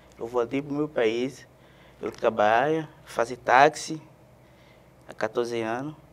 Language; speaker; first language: Portuguese; non-native, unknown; Haitian Creole